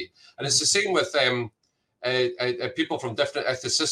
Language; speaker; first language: English; native; English